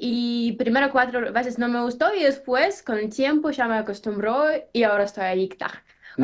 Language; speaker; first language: Spanish; non-native, learner; Ukrainian